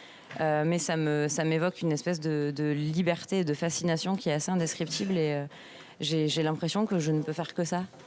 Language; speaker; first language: French; native; French